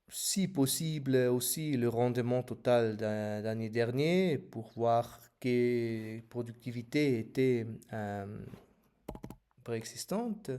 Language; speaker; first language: French; non-native, fluent; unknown